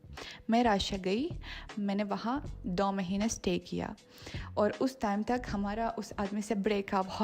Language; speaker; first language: Hindi; non-native, fluent; Russian